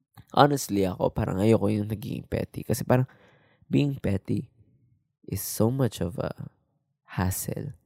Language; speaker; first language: English; non-native, local second language; Filipino